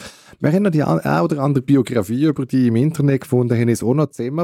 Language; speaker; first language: German; native; German